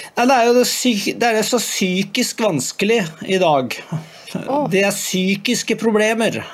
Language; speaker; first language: Norwegian; native; Norwegian